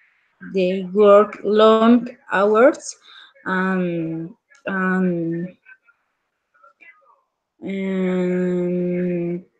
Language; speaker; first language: English; non-native, learner; Spanish